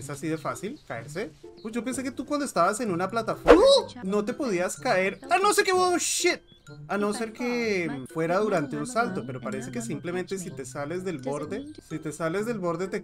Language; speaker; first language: Spanish; native; Spanish